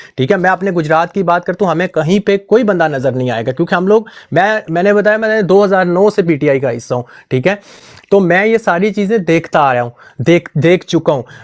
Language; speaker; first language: Urdu; non-native, local second language; Punjabi